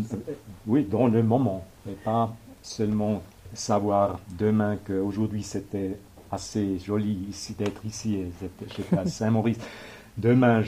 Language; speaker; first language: French; non-native, local second language; German